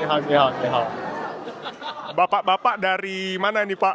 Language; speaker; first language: Indonesian; native; Indonesian